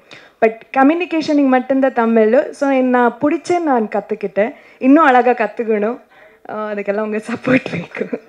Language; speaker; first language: Tamil; non-native, learner; Kannada